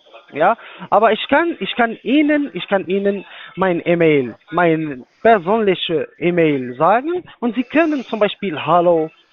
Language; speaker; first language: German; non-native, fluent; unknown